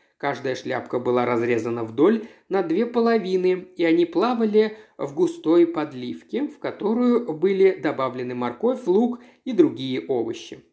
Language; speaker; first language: Russian; native; Russian